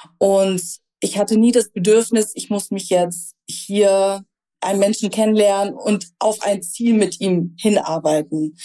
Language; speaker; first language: German; early bilingual, other home language; Russian